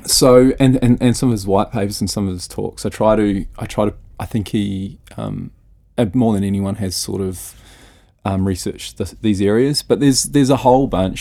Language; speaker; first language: English; native; English